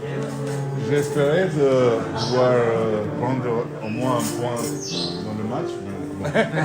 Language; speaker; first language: French; non-native, fluent; Albanian